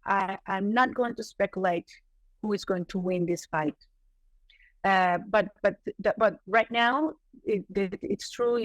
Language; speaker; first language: English; non-native, fluent; Spanish